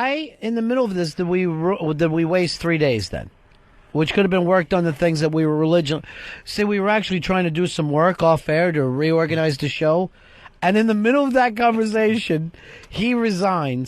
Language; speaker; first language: English; native; English